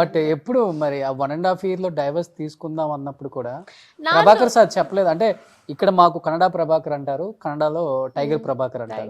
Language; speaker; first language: Telugu; native; Telugu